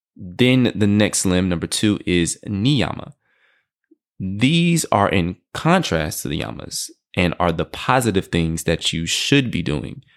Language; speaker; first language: English; native; English